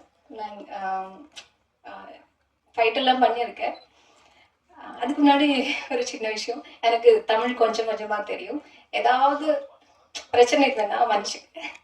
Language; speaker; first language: Tamil; non-native, learner; Malayalam